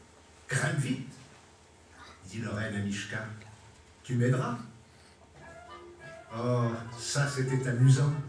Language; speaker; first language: French; native; French